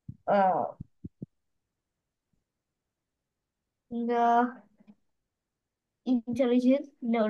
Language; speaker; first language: English; non-native, learner; Vietnamese